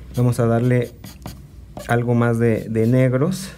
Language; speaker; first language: Spanish; native; Spanish